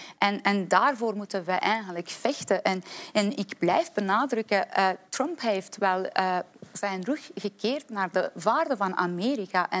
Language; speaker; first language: Dutch; non-native, fluent; Persian